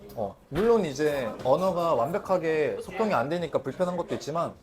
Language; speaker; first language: Korean; native; Korean